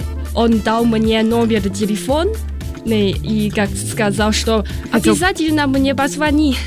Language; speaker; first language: Russian; non-native, learner; Chinese